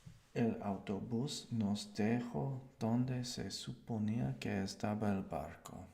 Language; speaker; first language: Spanish; non-native, learner; English